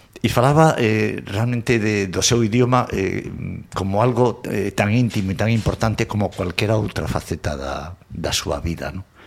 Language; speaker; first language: Galician; non-native, local second language; Spanish